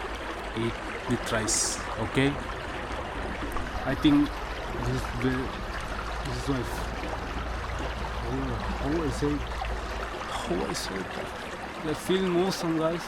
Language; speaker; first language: English; non-native, learner; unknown